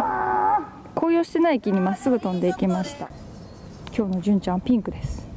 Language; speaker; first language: Japanese; native; Japanese